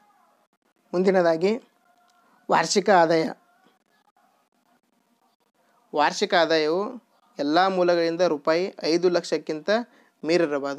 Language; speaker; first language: Kannada; native; Kannada